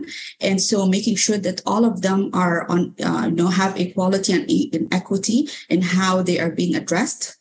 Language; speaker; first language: English; non-native, fluent; Arabic